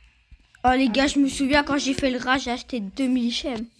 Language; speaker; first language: French; native; French